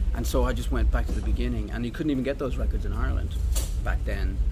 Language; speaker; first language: English; native; English